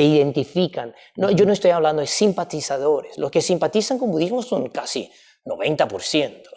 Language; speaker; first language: Spanish; non-native, fluent; Chinese